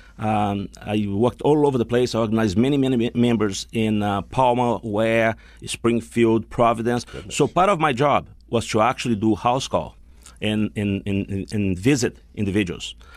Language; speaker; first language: English; non-native, fluent; Portuguese